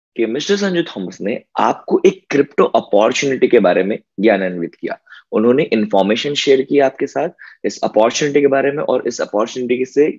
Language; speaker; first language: Hindi; native; Hindi